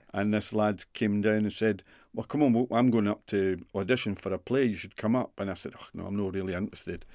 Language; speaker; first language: English; native; English